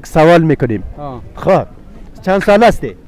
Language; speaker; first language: Persian; non-native, local second language; Uzbek